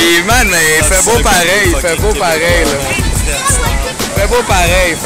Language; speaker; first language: French; native; French